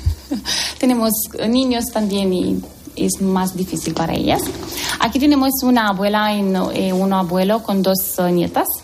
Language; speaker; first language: Spanish; non-native, learner; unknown